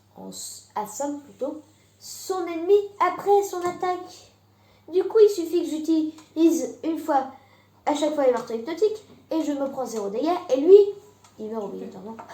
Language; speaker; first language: French; native; French